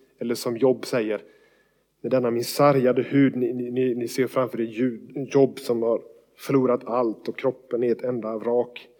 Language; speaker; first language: Swedish; native; Swedish